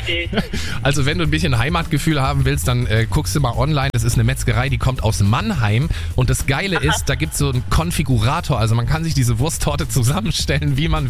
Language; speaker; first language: German; native; German